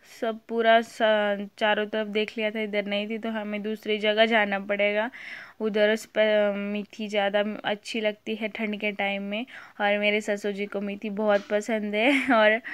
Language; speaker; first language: Hindi; native; Hindi